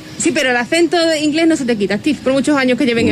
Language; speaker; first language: Spanish; native; Spanish